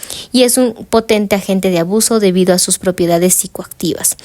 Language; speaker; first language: Spanish; native; Spanish